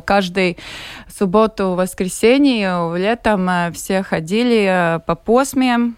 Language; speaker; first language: Russian; non-native, local second language; Latvian